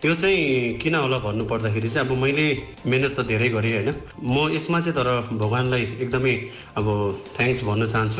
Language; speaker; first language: Nepali; native; Nepali